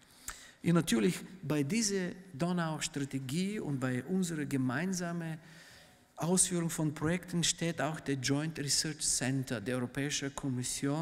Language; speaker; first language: German; non-native, fluent; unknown